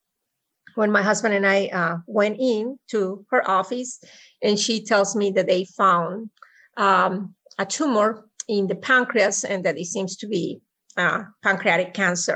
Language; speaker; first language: English; non-native, fluent; Spanish